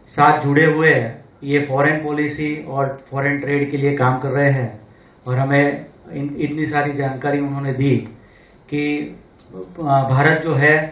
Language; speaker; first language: Hindi; non-native, local second language; Gujarati